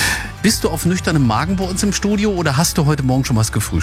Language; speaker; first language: German; native; German